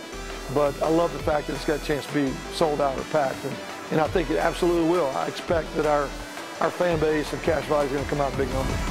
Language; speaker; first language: English; native; English